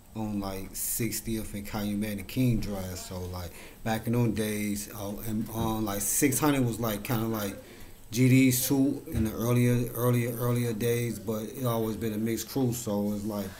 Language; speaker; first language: English; native; English